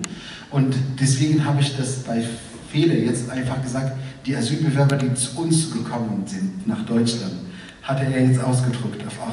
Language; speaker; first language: German; non-native, fluent; Arabic